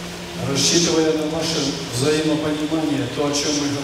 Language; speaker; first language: Russian; native; Russian